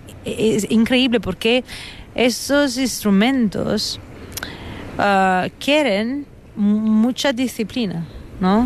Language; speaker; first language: Spanish; non-native, fluent; Italian